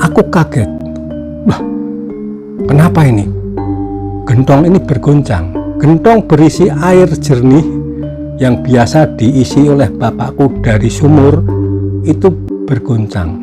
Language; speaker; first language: Indonesian; native; Indonesian